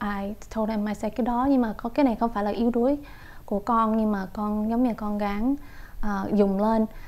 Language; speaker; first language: Vietnamese; early bilingual, heritage; Vietnamese